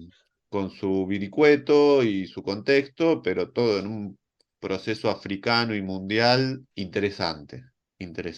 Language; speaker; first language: Spanish; native; Spanish